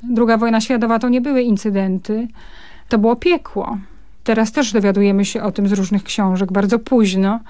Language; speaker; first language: Polish; native; Polish